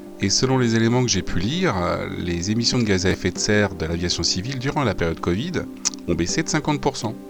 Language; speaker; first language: French; native; French